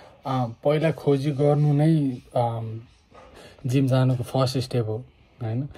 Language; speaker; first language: Nepali; native; Nepali